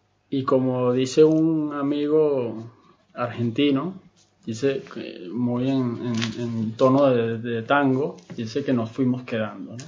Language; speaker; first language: Spanish; native; Spanish